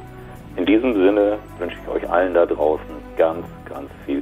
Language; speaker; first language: German; native; German